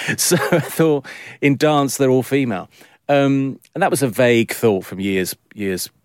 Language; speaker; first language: English; native; English